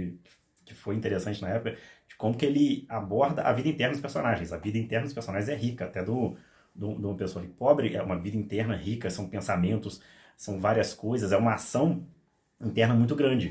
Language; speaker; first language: Portuguese; native; Portuguese